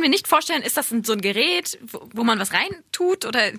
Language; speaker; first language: German; native; German